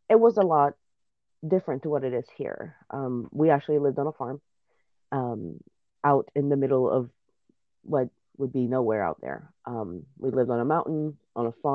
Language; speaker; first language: English; non-native, fluent; Spanish